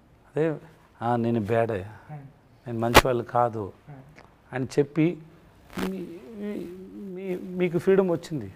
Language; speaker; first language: Telugu; non-native, learner; Tamil